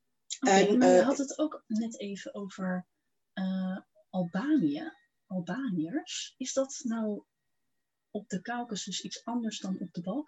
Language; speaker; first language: Dutch; native; Dutch